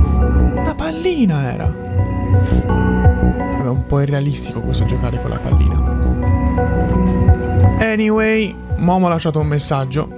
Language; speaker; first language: Italian; native; Italian